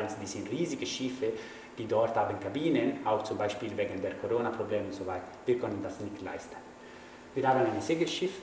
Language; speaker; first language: German; non-native, fluent; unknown